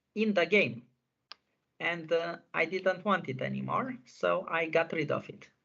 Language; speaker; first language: English; non-native, fluent; Romanian